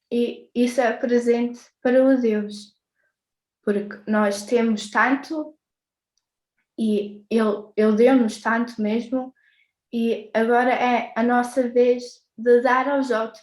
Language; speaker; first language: Portuguese; early bilingual, heritage; English